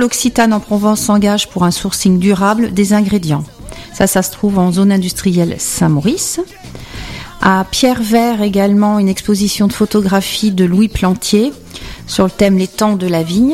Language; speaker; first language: French; native; French